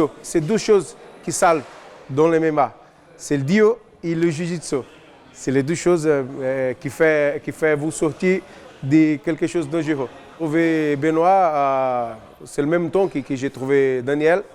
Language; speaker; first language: French; non-native, learner; Portuguese